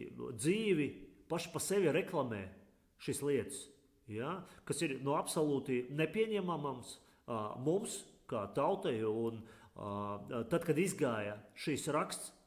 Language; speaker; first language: Latvian; non-native, local second language; Russian